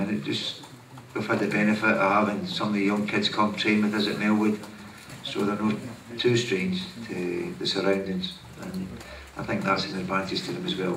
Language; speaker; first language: English; native; English